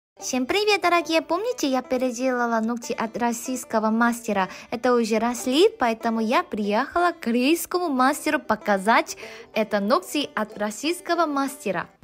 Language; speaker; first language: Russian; non-native, fluent; Korean